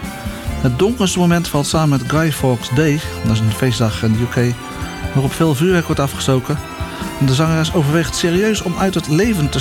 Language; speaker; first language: Dutch; native; Dutch